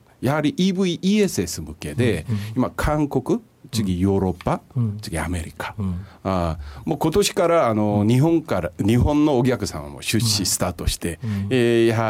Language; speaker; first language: Japanese; non-native, fluent; Korean